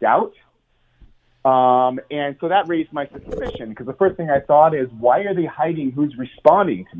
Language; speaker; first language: English; native; English